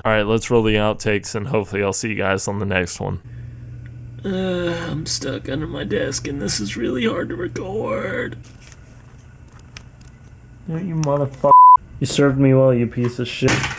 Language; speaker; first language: English; native; English